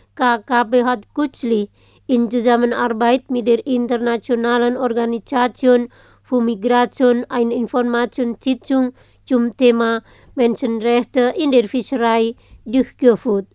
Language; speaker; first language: German; non-native, fluent; Indonesian